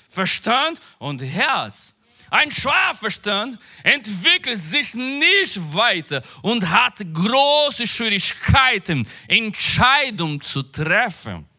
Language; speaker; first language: German; non-native, learner; Portuguese